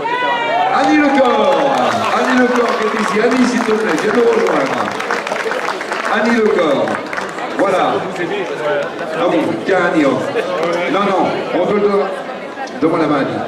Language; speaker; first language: French; native; French